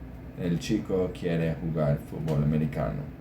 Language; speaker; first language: Spanish; non-native, fluent; English